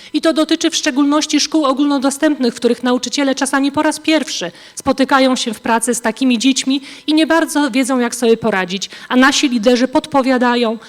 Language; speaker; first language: Polish; native; Polish